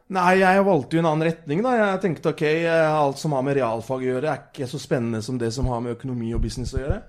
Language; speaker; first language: Norwegian; early bilingual, other home language; Urdu